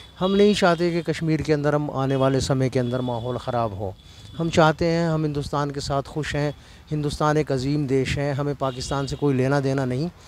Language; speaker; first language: Hindi; non-native, local second language; Kashmiri